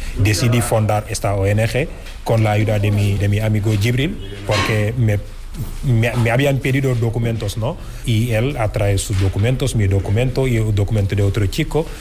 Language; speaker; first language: Spanish; non-native, fluent; Wolof